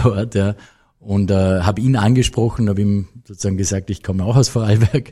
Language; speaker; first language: German; native; German